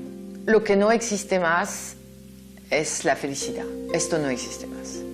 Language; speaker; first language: Spanish; non-native, fluent; French